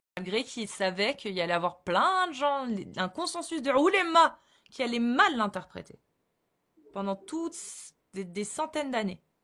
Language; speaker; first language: French; native; French